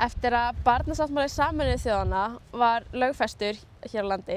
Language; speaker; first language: Icelandic; native; Icelandic